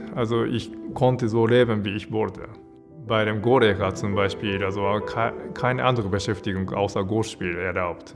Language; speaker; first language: German; non-native, fluent; Japanese